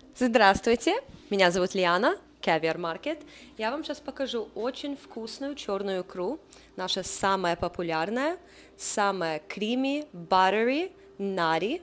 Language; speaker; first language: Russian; early bilingual, heritage; Russian